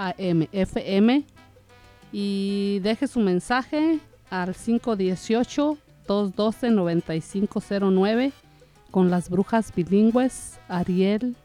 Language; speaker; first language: Spanish; native; Spanish